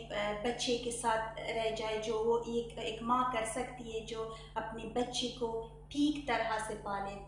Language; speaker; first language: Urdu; non-native, learner; Persian